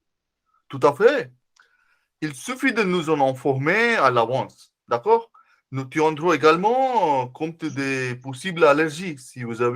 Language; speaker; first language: French; non-native, fluent; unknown